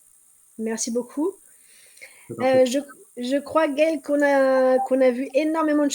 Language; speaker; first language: French; native; French